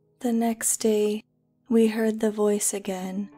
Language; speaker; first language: English; native; English